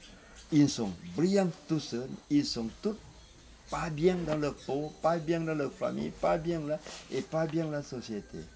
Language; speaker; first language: French; non-native, fluent; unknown